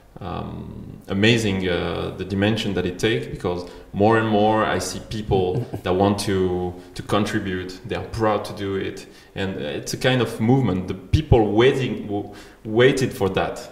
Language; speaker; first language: English; non-native, fluent; French